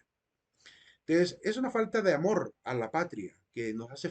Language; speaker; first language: Spanish; native; Spanish